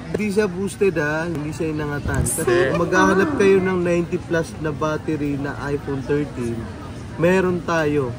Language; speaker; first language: Filipino; non-native, local second language; Maranao